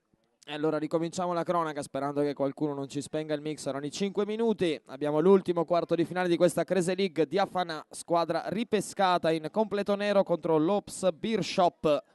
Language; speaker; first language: Italian; native; Italian